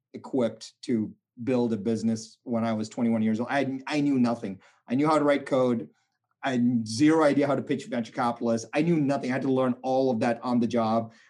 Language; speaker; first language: English; non-native, local second language; Tamil